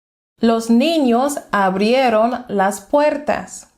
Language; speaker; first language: Spanish; non-native, fluent; English